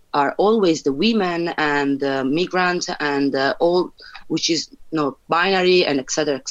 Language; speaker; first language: English; non-native, fluent; Italian